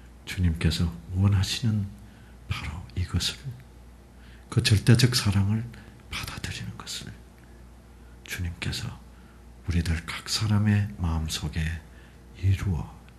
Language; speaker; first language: Korean; native; Korean